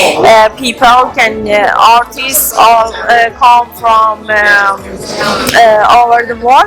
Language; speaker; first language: English; non-native, local second language; Sindhi